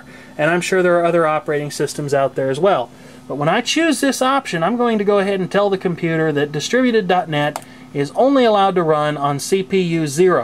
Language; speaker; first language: English; native; English